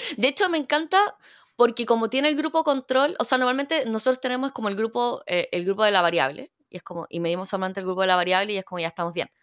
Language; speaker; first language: Spanish; early bilingual, other home language; Korean